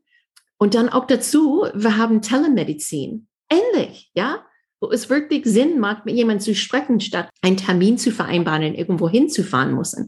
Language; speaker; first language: German; non-native, fluent; English